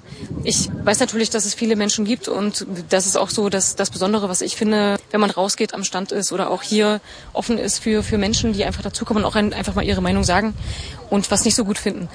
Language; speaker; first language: German; native; German